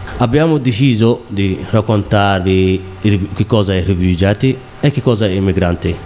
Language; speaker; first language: Italian; non-native, learner; Somali